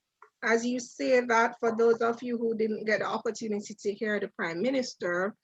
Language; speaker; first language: English; native; English